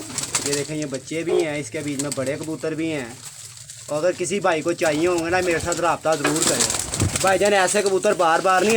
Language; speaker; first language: Hindi; non-native, local second language; Punjabi